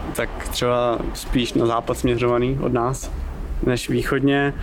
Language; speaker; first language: Czech; native; Czech